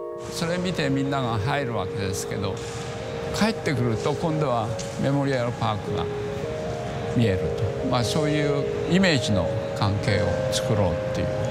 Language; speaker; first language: Japanese; native; Japanese